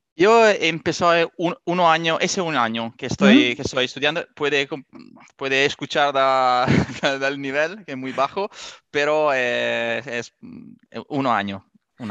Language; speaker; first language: Spanish; non-native, learner; Italian